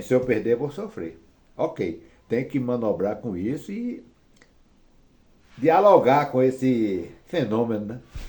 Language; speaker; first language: Portuguese; native; Portuguese